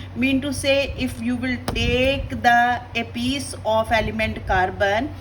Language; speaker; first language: English; non-native, local second language; Punjabi